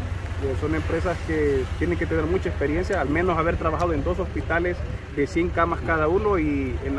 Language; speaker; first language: Spanish; native; Spanish